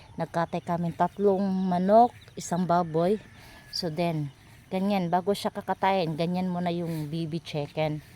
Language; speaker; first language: Filipino; non-native, local second language; Cebuano